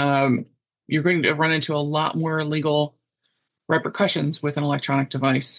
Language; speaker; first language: English; native; English